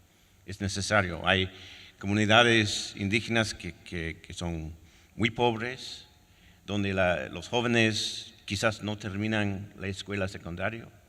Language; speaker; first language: Spanish; non-native, fluent; French